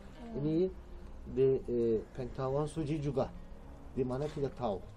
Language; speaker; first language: Indonesian; non-native, learner; Turkish